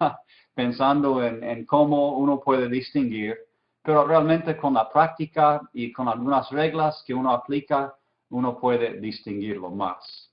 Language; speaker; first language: Spanish; non-native, fluent; English